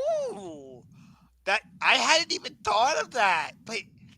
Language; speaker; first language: English; native; English